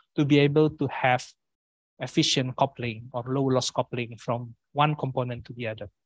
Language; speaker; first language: English; non-native, fluent; Indonesian